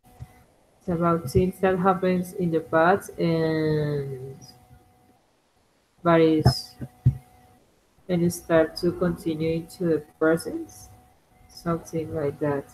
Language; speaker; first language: English; non-native, learner; Spanish